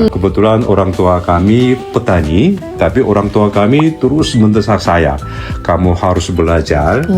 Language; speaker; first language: Indonesian; non-native, fluent; Korean